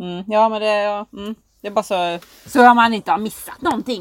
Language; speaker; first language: Swedish; native; Swedish